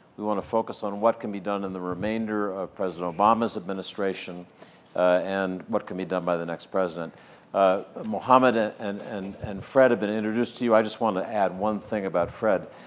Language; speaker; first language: English; native; English